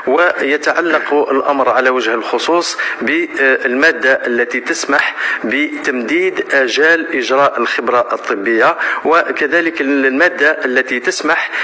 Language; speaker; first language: Arabic; native; Arabic